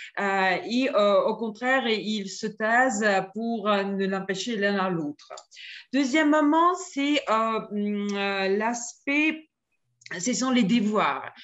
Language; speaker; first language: French; non-native, fluent; Georgian